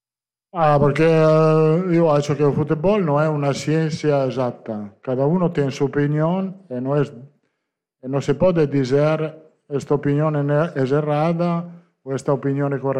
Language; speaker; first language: Portuguese; non-native, fluent; Italian